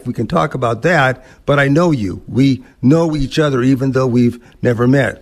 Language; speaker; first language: English; native; English